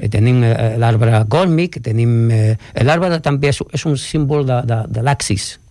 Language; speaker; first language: Catalan; non-native, local second language; Spanish